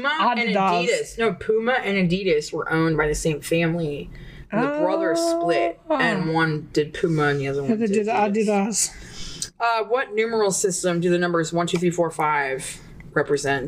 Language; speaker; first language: English; native; English